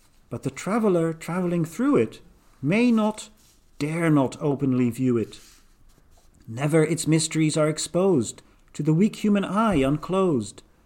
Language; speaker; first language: English; non-native, fluent; Dutch